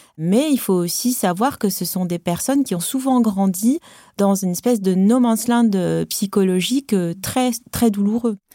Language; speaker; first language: French; non-native, local second language; Arabic